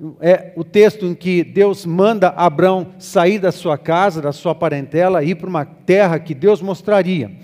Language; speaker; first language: Portuguese; native; Portuguese